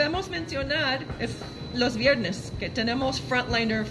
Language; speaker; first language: Spanish; non-native, fluent; English